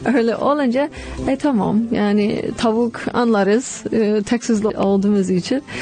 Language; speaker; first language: Turkish; non-native, fluent; English